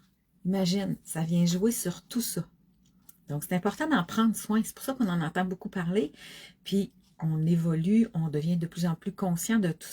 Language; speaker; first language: French; native; French